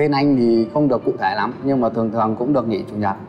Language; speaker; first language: Vietnamese; native; Vietnamese